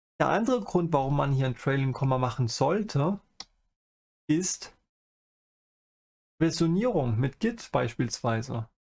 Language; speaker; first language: German; native; German